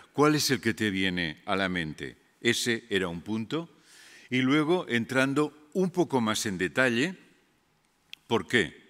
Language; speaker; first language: Spanish; non-native, local second language; Catalan